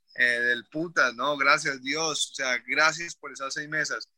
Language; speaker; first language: Spanish; native; Spanish